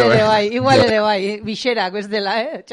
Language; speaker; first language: Basque; native; Basque